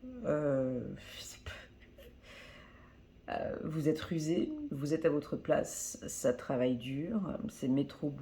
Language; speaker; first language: French; native; French